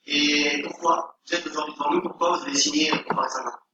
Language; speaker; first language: French; native; French